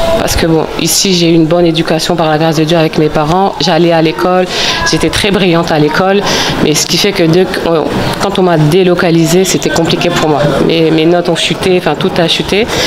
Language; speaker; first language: French; early bilingual, other home language; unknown